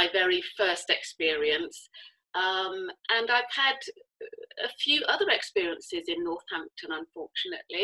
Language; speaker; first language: English; native; English